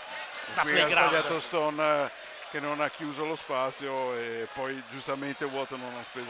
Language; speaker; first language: Italian; native; Italian